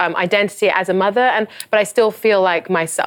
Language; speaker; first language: English; native; English